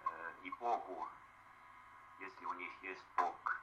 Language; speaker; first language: Russian; non-native, fluent; Estonian